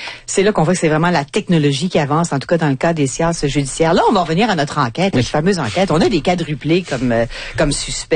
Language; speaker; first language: French; native; French